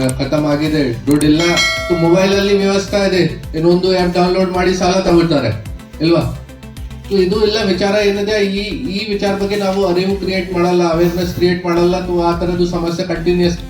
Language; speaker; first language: Kannada; non-native, fluent; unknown